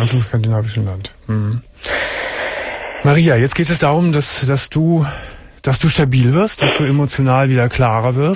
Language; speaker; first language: German; native; German